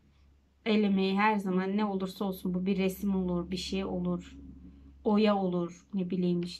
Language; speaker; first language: Turkish; native; Turkish